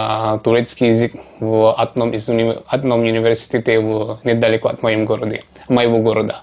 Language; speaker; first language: Russian; non-native, learner; Javanese